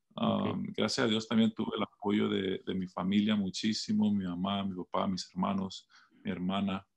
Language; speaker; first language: Spanish; early bilingual, heritage; Spanish